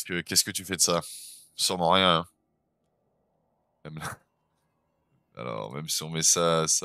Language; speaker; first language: French; native; French